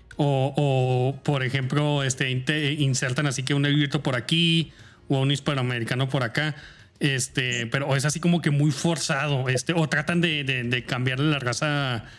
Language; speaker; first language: Spanish; native; Spanish